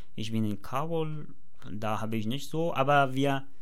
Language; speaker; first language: German; non-native, learner; Persian